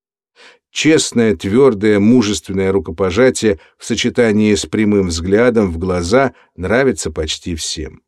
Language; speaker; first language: Russian; native; Russian